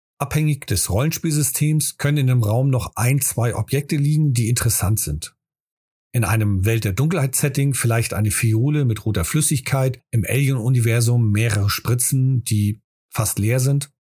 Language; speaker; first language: German; native; German